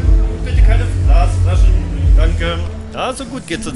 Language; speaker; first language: German; native; German